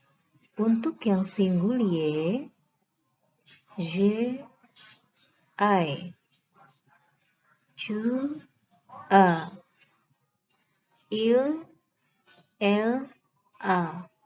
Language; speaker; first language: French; non-native, fluent; Indonesian